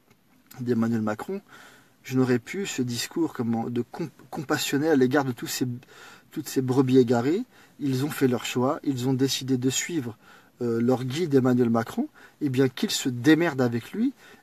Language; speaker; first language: French; native; French